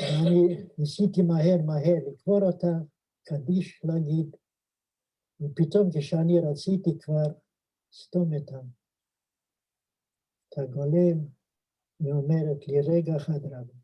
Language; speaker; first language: Hebrew; non-native, fluent; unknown